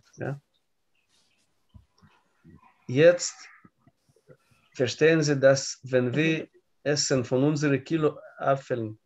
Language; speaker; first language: German; non-native, learner; Russian